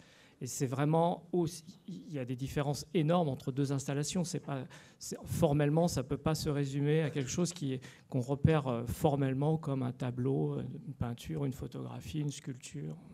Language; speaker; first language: French; native; French